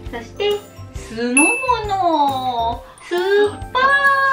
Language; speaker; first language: Japanese; non-native, fluent; Indonesian